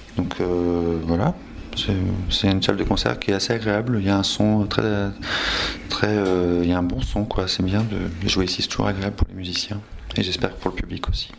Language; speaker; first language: French; native; French